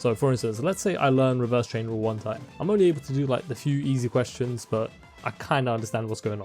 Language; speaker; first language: English; native; English